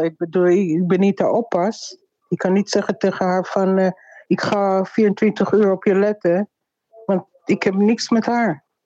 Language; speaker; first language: Dutch; non-native, fluent; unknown